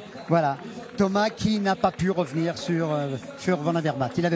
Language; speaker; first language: French; native; French